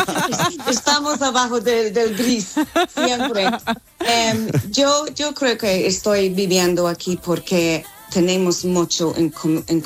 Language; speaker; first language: Spanish; non-native, learner; English